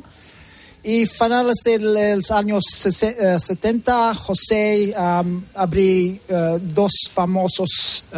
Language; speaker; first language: Spanish; early bilingual, heritage; English